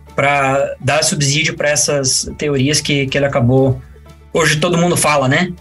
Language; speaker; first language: Portuguese; native; Portuguese